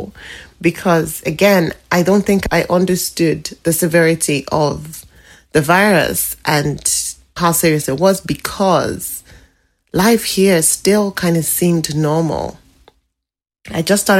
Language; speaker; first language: English; non-native, local second language; Igbo